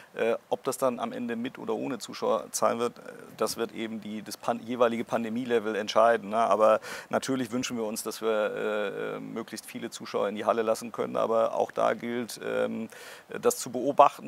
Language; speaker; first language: German; native; German